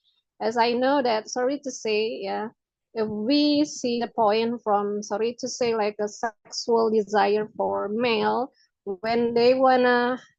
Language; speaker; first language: English; non-native, local second language; Indonesian